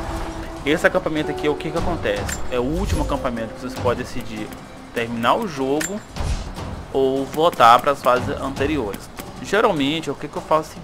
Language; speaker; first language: Portuguese; native; Portuguese